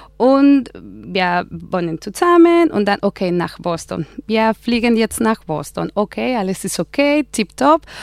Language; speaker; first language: German; non-native, learner; Spanish